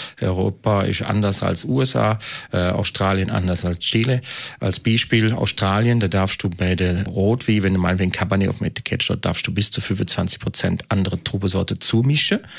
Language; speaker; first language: German; native; German